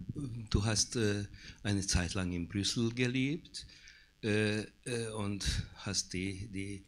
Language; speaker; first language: German; non-native, fluent; Hungarian